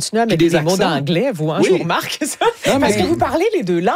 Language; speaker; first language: French; native; French